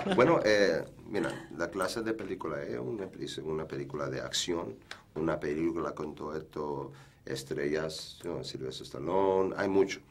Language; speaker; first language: Spanish; early bilingual, heritage; Spanish